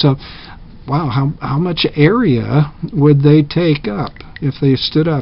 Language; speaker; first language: English; native; English